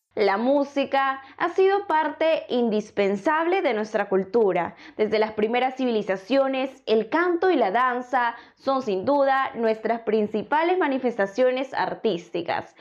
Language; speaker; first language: Spanish; native; Spanish